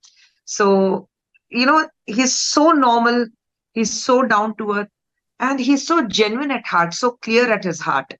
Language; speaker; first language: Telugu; non-native, fluent; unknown